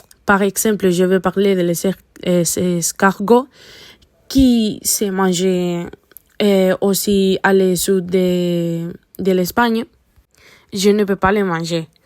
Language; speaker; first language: French; non-native, learner; Spanish